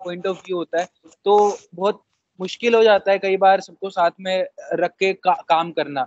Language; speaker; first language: Hindi; native; Hindi